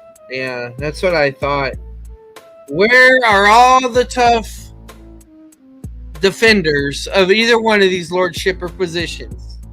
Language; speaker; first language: English; native; English